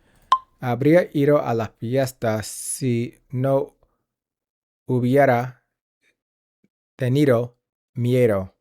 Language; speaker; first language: Spanish; non-native, learner; English